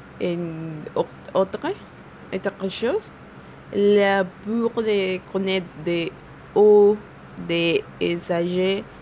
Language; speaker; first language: French; non-native, learner; Spanish